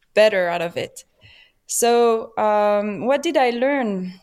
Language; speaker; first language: English; non-native, fluent; French